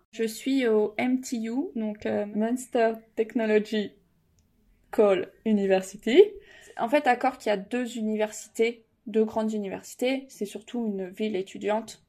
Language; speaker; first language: French; native; French